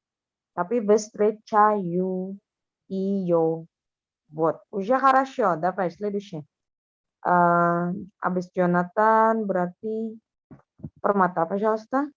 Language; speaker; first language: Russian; non-native, fluent; Indonesian